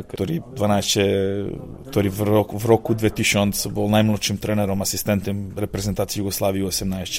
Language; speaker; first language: Polish; non-native, fluent; Serbian